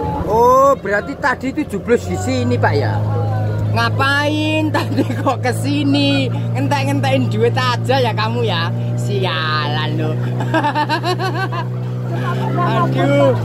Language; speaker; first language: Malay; non-native, local second language; Javanese